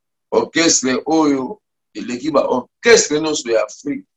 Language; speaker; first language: French; non-native, local second language; Lingala